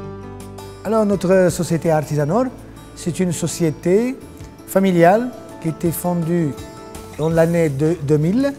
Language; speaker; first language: French; non-native, local second language; Arabic